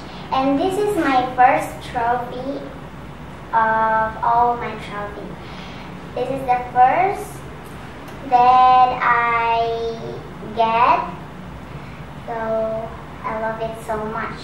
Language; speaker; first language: English; non-native, learner; Indonesian